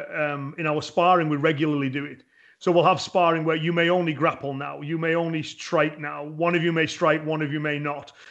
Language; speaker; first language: English; native; English